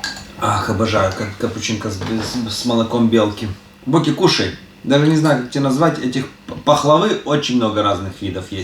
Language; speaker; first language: Russian; native; Russian